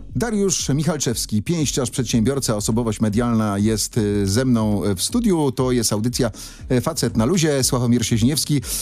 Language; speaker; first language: Polish; native; Polish